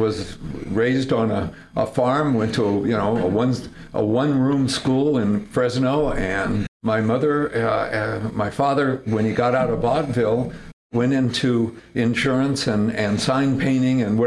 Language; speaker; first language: English; native; English